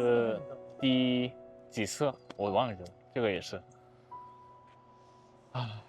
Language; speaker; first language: Chinese; non-native, fluent; Korean